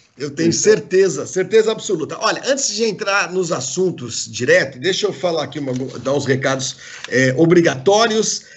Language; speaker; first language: Portuguese; native; Portuguese